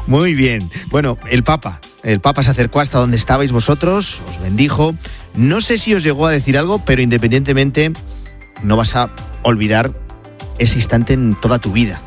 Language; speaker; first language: Spanish; native; Spanish